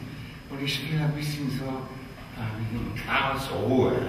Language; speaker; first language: German; non-native, learner; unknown